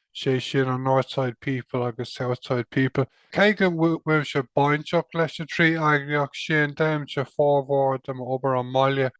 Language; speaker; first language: Irish; non-native, local second language; English